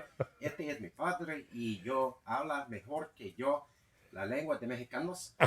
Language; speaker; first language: Spanish; non-native, learner; English